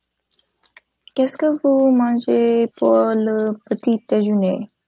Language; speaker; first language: French; non-native, learner; English